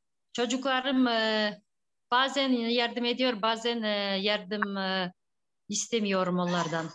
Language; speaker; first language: Turkish; non-native, learner; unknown